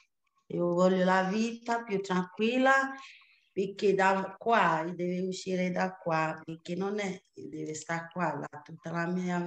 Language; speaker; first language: Italian; non-native, learner; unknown